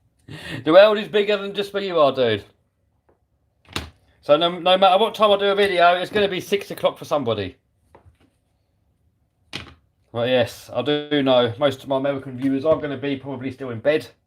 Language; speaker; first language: English; native; English